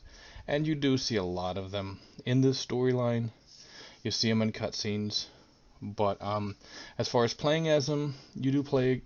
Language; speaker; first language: English; native; English